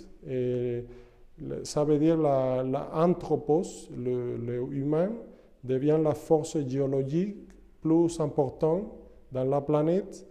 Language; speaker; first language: French; non-native, fluent; Spanish